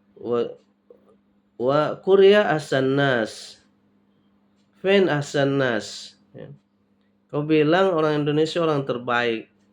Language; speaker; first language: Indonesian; native; Indonesian